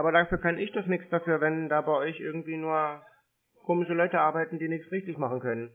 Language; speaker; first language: German; native; German